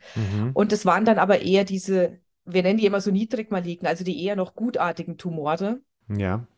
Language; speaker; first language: German; native; German